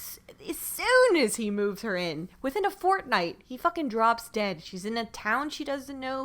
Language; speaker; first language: English; native; English